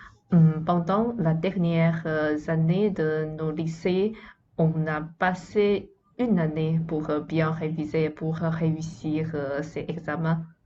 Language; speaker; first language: French; non-native, fluent; Chinese